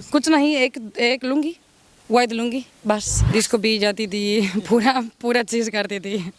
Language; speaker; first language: Hindi; non-native, learner; Spanish